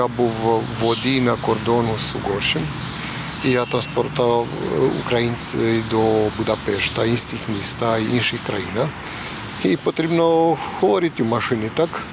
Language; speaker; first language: Ukrainian; non-native, learner; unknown